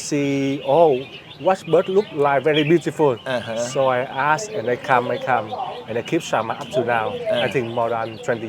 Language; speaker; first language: English; non-native, learner; Vietnamese